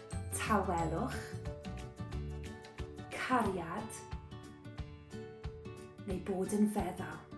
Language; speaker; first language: Welsh; non-native, local second language; English